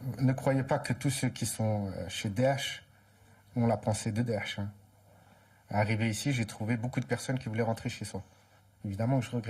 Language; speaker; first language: French; native; French